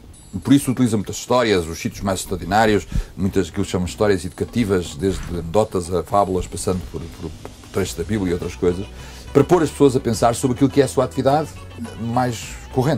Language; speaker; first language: Portuguese; native; Portuguese